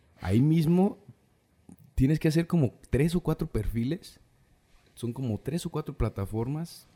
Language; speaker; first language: Spanish; native; Spanish